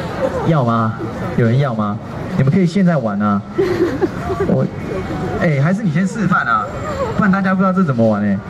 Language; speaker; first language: Chinese; native; Chinese